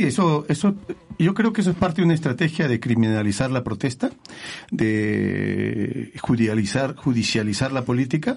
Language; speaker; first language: Spanish; native; Spanish